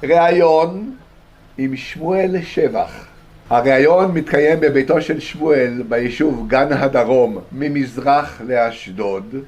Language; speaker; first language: Hebrew; native; Hebrew